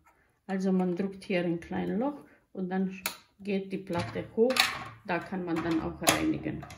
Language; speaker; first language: German; non-native, learner; Croatian